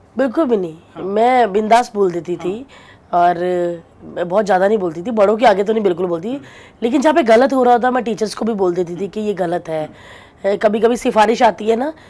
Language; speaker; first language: Hindi; non-native, local second language; Punjabi